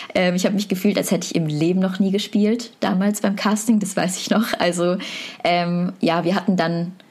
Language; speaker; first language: German; native; German